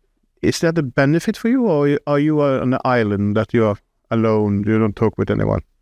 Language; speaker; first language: English; non-native, fluent; Norwegian